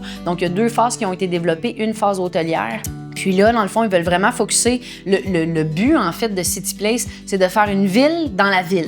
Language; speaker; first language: French; native; French